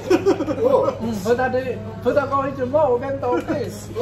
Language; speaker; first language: Japanese; non-native, learner; Vietnamese